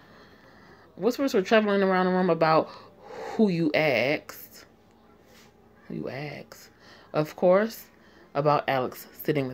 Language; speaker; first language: English; native; English